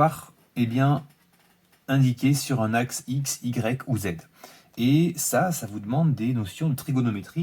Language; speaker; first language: French; native; French